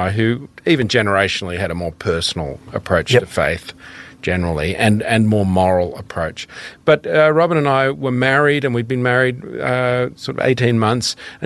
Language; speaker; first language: English; native; English